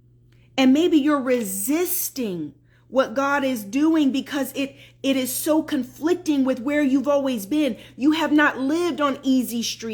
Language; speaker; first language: English; native; English